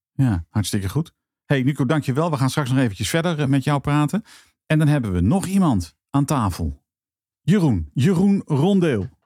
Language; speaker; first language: Dutch; native; Dutch